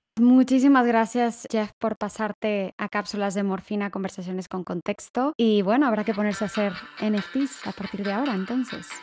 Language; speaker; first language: Spanish; native; Spanish